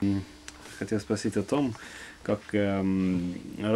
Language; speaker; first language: Russian; non-native, fluent; Norwegian